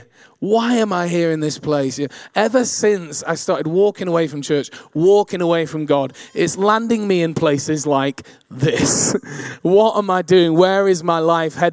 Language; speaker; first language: English; native; English